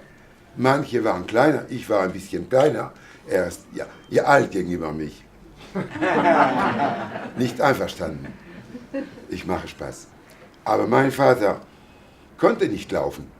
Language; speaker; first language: German; non-native, fluent; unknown